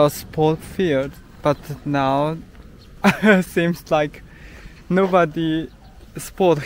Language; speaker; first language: English; non-native, local second language; Chinese